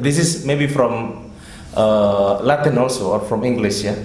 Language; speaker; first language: English; non-native, learner; Indonesian